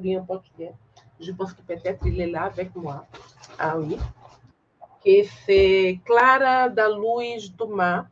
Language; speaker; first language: French; non-native, fluent; Portuguese